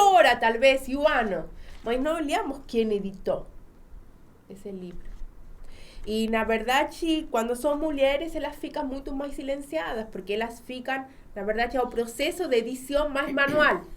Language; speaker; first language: Portuguese; non-native, fluent; Spanish